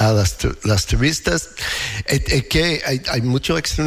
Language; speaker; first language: Spanish; non-native, learner; English